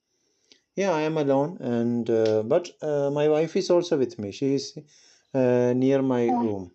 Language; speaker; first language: English; non-native, local second language; Malayalam